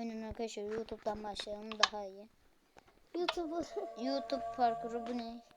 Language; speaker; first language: Turkish; native; Turkish